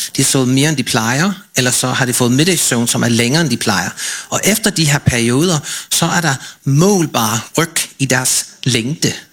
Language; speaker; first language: Danish; non-native, fluent; English